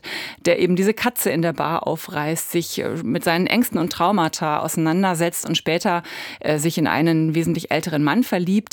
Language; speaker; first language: German; native; German